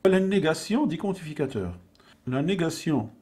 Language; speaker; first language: French; non-native, local second language; Arabic